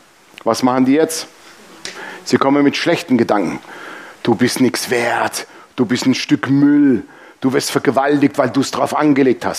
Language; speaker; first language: German; native; German